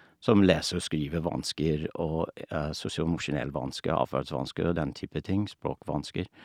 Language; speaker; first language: Norwegian; non-native, fluent; English